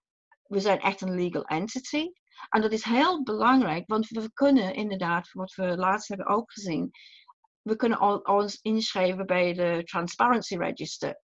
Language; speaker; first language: Dutch; non-native, fluent; English